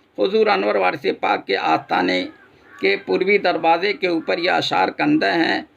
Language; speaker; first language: Urdu; native; Urdu